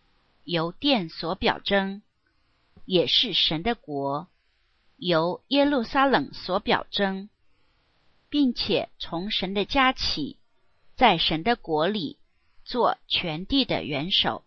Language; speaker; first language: Chinese; native; Chinese